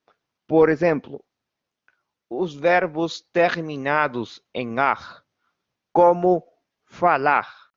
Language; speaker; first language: Portuguese; non-native, fluent; Spanish